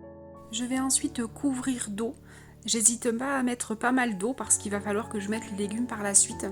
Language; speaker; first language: French; native; French